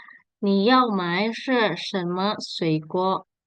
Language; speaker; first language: Chinese; non-native, fluent; Indonesian